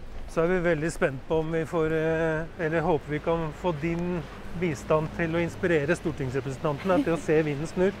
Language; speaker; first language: Norwegian; native; Norwegian